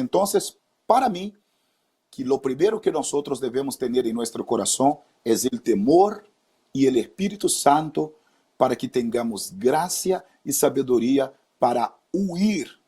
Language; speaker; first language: Spanish; non-native, fluent; Portuguese